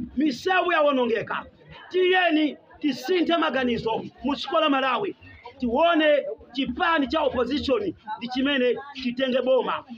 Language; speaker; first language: Nyanja; non-native, local second language; Tumbuka